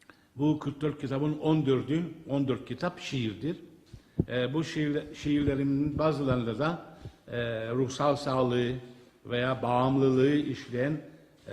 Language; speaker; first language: Turkish; native; Turkish